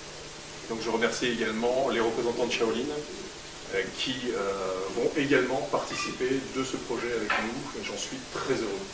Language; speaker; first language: French; native; French